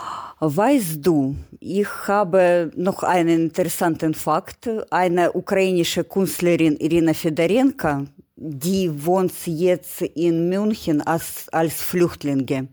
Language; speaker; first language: German; non-native, learner; Ukrainian